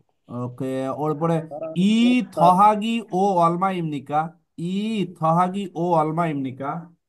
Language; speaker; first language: Korean; non-native, fluent; Bangla